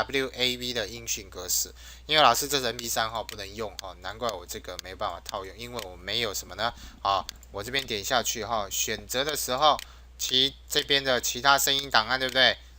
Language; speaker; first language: Chinese; native; Chinese